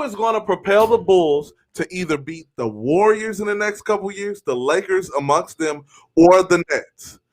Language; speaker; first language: English; native; English